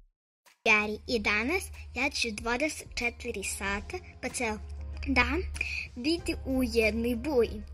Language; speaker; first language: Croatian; early bilingual, other home language; Russian